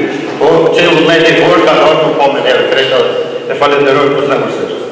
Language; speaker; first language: Albanian; native; Albanian